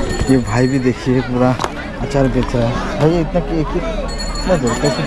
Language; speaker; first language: Hindi; non-native, local second language; Assamese